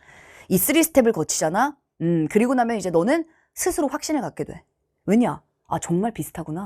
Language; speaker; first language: Korean; native; Korean